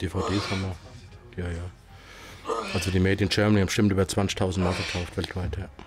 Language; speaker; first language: German; native; German